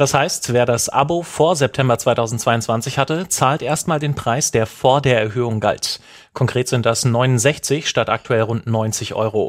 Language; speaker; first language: German; native; German